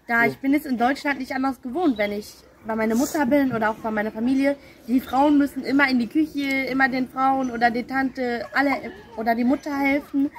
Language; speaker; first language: German; early bilingual, other home language; Polish